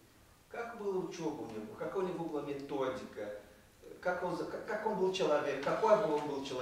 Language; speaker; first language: Russian; non-native, fluent; Portuguese